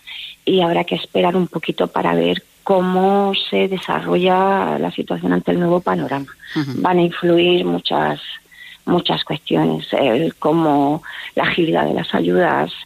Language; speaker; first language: Spanish; native; Spanish